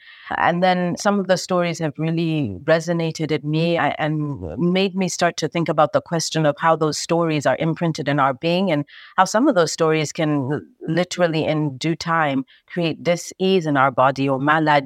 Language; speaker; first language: English; native; English